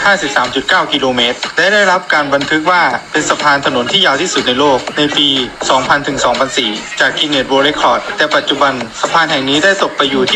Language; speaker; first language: Thai; native; Thai